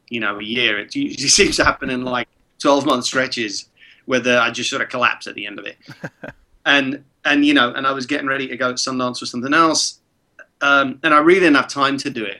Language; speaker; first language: English; early bilingual, other home language; Czech